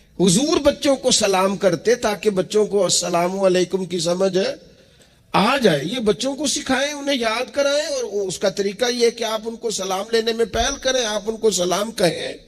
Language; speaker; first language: Urdu; non-native, local second language; Punjabi